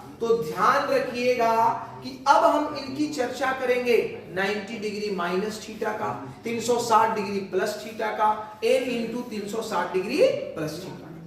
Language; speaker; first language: Hindi; native; Hindi